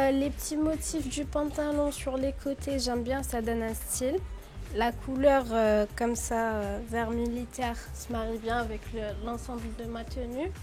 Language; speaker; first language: French; non-native, local second language; Arabic